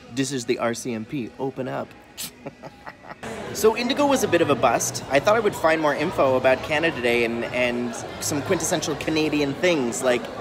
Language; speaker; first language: English; native; English